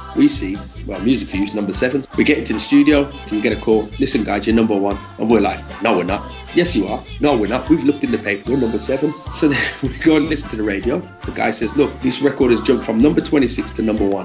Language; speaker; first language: English; native; English